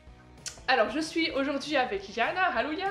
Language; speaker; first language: French; native; French